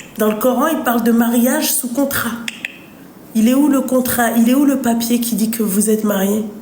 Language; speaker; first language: French; native; French